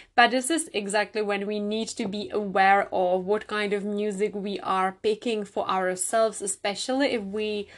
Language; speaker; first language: English; non-native, fluent; Czech